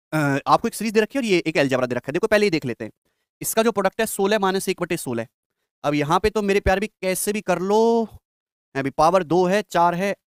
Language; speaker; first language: Hindi; native; Hindi